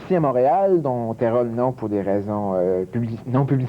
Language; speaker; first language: French; native; French